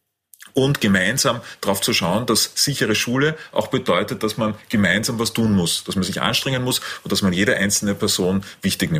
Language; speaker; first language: German; native; German